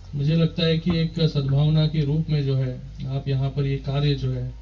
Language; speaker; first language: Hindi; non-native, local second language; Marathi